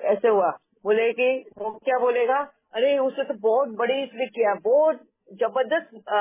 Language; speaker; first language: Hindi; native; Hindi